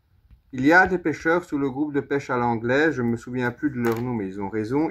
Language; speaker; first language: French; native; French